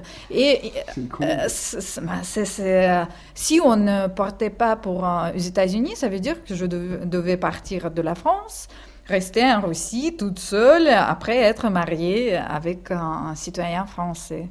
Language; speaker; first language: French; non-native, fluent; Russian